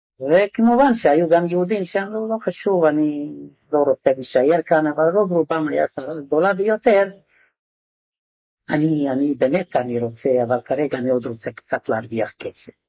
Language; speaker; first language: Hebrew; non-native, fluent; Hungarian